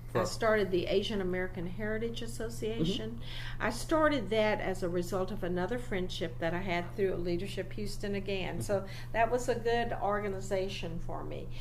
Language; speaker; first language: English; native; English